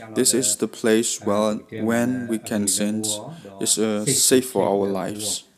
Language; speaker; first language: English; non-native, fluent; Burmese